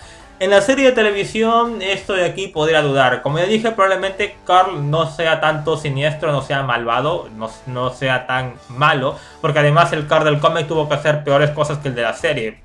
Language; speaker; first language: Spanish; native; Spanish